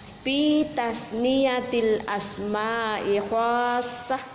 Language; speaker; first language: Arabic; non-native, fluent; Indonesian